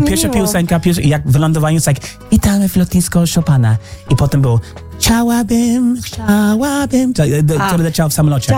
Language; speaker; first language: Polish; non-native, fluent; English